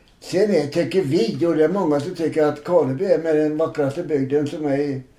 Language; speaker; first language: Swedish; native; Swedish